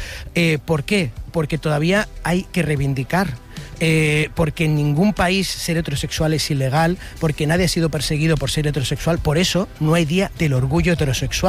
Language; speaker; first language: Spanish; native; Spanish